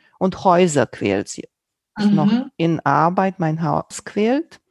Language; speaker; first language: German; non-native, fluent; Romanian